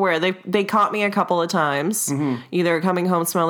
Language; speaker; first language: English; non-native, fluent; Russian